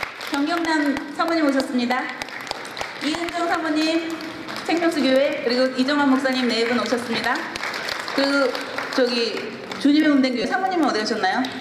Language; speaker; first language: Korean; native; Korean